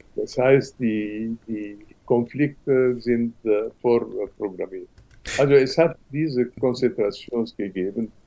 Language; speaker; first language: German; non-native, fluent; Arabic